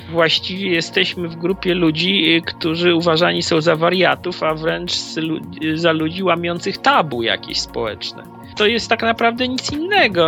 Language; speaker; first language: Polish; native; Polish